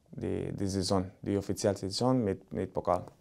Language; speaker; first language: German; non-native, learner; Spanish